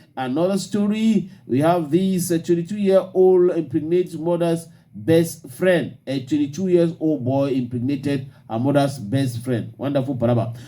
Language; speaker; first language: English; non-native, local second language; French